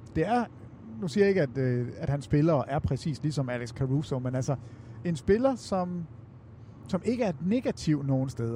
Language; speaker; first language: Danish; native; Danish